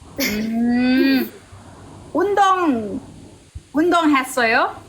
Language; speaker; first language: Korean; non-native, learner; Thai